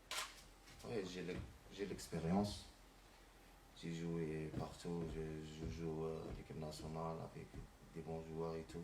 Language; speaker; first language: French; non-native, local second language; Arabic